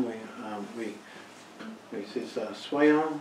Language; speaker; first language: French; non-native, learner; English